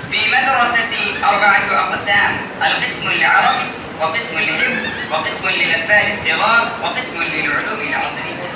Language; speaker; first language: Arabic; non-native, learner; Urdu